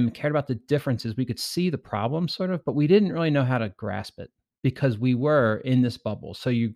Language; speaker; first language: English; native; English